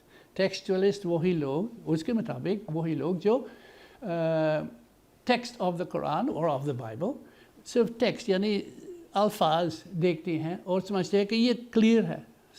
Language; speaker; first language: Hindi; non-native, fluent; English